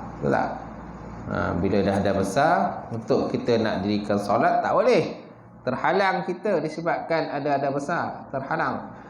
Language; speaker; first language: Malay; native; Malay